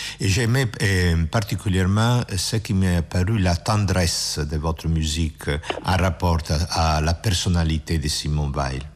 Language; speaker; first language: French; non-native, fluent; Italian